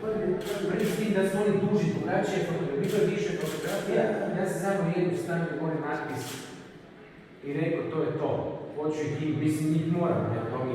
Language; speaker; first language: Croatian; native; Croatian